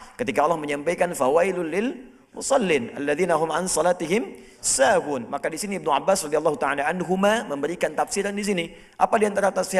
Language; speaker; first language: Indonesian; native; Indonesian